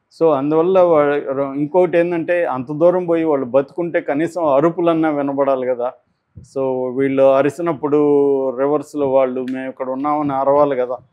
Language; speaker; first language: Telugu; native; Telugu